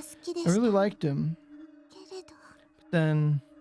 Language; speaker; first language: English; native; English